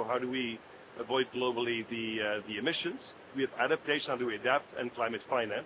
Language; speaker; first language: English; non-native, fluent; Dutch